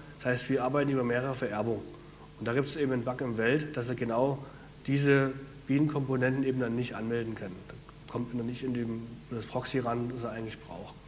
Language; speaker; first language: German; native; German